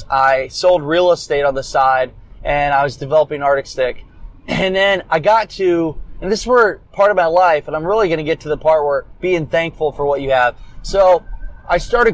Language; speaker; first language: English; native; English